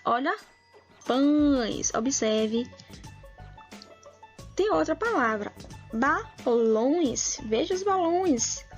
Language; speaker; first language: Portuguese; native; Portuguese